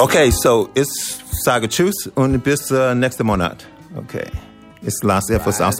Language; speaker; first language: German; non-native, learner; English